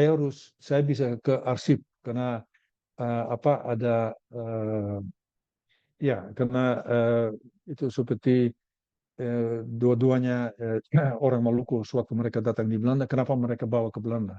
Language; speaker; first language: Indonesian; non-native, learner; Dutch